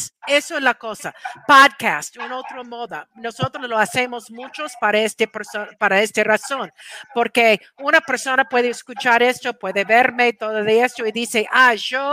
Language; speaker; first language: Spanish; non-native, fluent; English